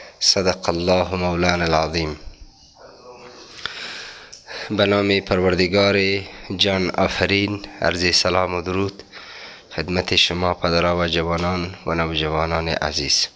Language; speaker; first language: Persian; native; Persian